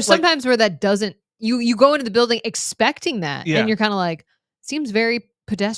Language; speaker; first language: English; native; English